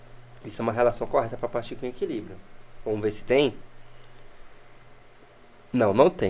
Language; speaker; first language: Portuguese; native; Portuguese